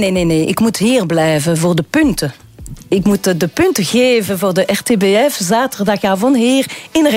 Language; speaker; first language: Dutch; non-native, local second language; French